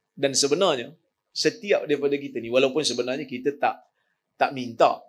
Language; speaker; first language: Malay; native; Malay